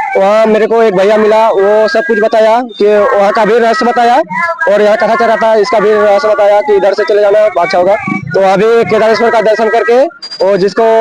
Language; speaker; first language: Hindi; native; Hindi